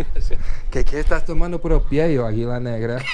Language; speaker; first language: Spanish; non-native, learner; English